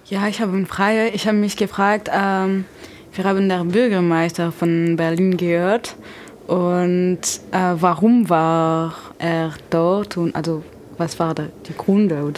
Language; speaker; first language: German; non-native, learner; French